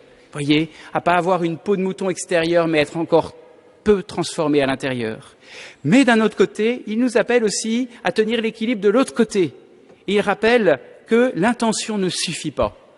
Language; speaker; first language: French; native; French